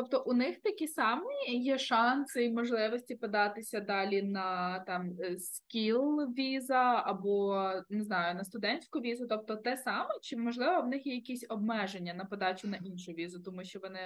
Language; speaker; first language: Ukrainian; native; Ukrainian